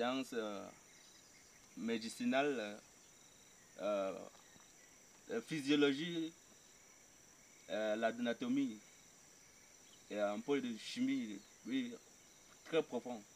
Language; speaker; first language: French; non-native, local second language; English